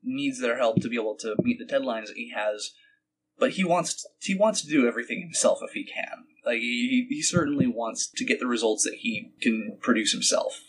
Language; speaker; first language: English; native; English